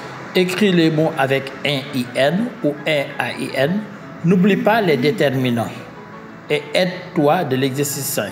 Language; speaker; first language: French; native; French